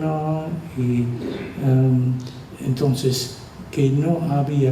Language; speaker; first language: Spanish; non-native, fluent; Dutch